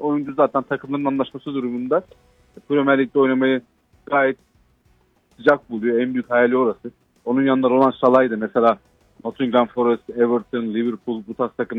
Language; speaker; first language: Turkish; native; Turkish